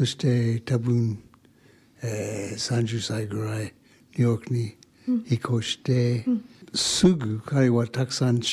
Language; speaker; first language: Japanese; non-native, learner; English